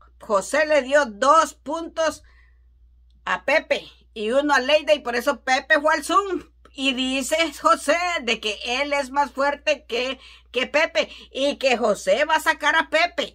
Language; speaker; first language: Spanish; native; Spanish